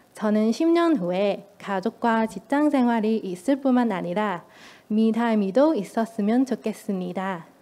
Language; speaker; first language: Korean; non-native, fluent; Cantonese